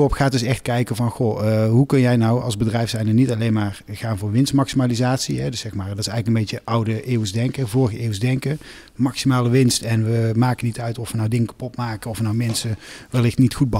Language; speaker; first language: Dutch; native; Dutch